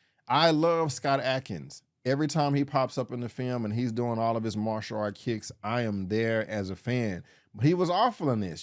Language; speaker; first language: English; native; English